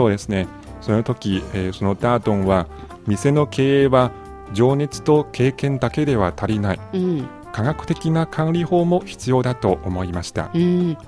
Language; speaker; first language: Japanese; non-native, fluent; Chinese